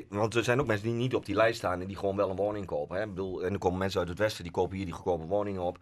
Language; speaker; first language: Dutch; native; Dutch